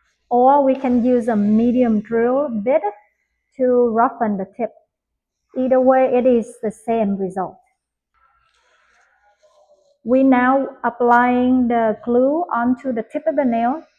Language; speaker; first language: English; non-native, fluent; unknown